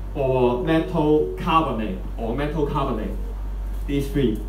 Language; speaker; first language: English; non-native, local second language; Cantonese